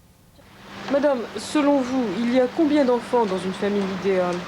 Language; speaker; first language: French; native; French